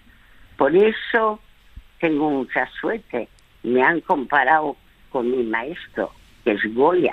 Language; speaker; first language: Spanish; early bilingual, other home language; French